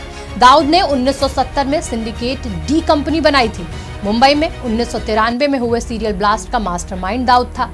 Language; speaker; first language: Hindi; native; Hindi